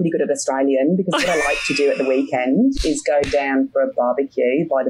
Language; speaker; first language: English; native; English